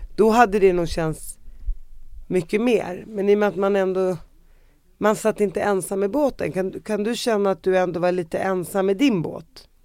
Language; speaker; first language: Swedish; early bilingual, other home language; Arabic